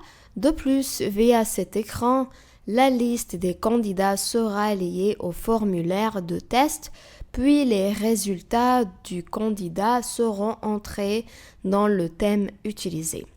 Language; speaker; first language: French; non-native, fluent; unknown